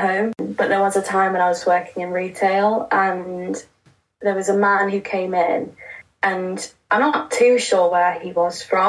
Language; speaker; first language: English; native; English